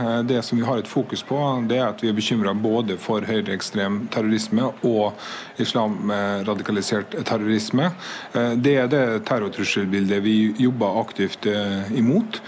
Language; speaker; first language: Norwegian; native; Norwegian